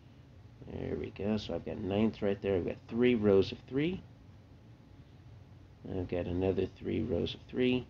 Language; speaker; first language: English; native; English